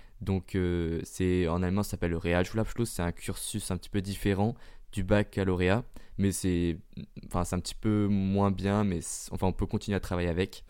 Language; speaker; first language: French; early bilingual, heritage; French